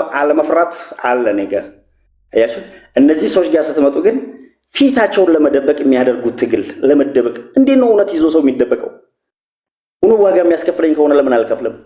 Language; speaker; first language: Amharic; non-native, local second language; Oromo